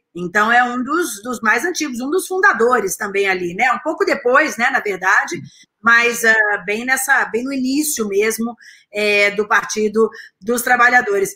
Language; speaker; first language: Portuguese; native; Portuguese